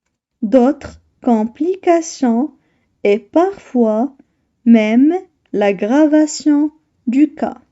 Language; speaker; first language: French; non-native, local second language; Arabic